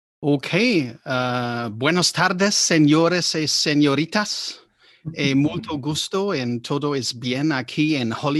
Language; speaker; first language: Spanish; non-native, learner; English